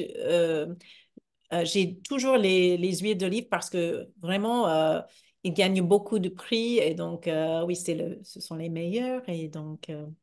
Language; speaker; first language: French; non-native, fluent; English